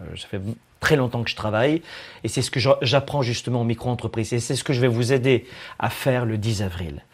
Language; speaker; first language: French; native; French